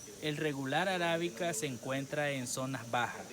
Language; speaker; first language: Spanish; native; Spanish